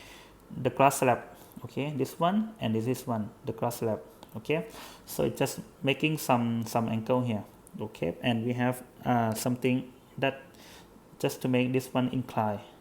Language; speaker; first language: English; non-native, fluent; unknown